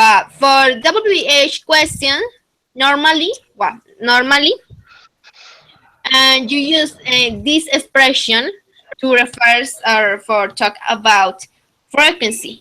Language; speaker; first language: English; non-native, fluent; Spanish